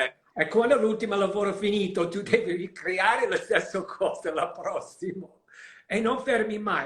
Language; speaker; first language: Italian; non-native, learner; English